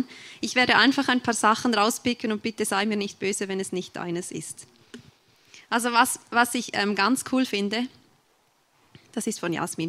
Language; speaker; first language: German; native; German